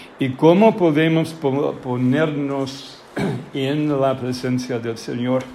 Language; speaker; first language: Spanish; non-native, fluent; English